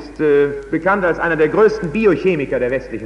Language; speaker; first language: German; native; German